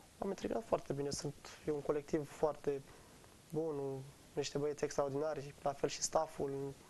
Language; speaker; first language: Romanian; native; Romanian